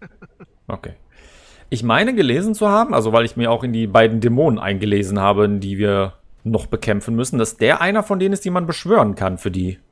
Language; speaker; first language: German; native; German